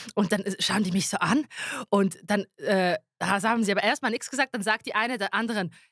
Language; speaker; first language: German; native; German